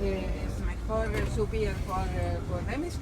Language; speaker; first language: Spanish; non-native, learner; German